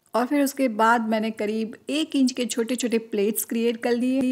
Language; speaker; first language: Hindi; non-native, local second language; Gujarati